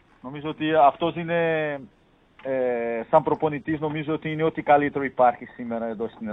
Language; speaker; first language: Greek; non-native, fluent; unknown